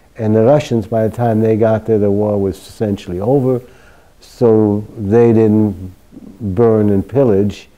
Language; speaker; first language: English; early bilingual, other home language; German